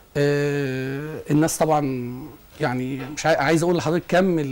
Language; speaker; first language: Arabic; native; Arabic